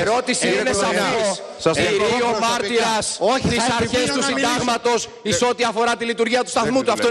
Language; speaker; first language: Greek; native; Greek